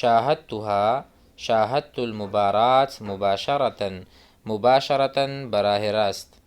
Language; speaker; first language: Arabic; non-native, fluent; Urdu